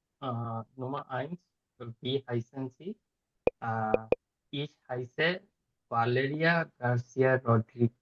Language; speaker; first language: German; non-native, learner; Bangla